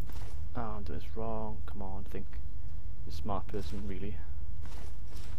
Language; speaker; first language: English; native; English